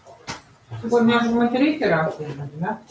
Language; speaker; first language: Russian; native; Russian